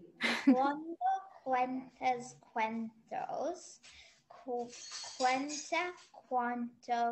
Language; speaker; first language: Spanish; non-native, learner; English